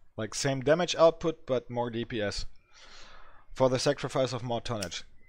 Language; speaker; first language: English; non-native, fluent; French